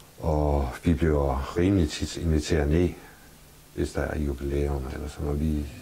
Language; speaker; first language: Danish; native; Danish